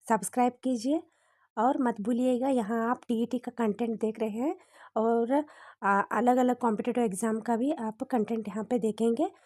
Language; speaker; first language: Hindi; non-native, local second language; Kannada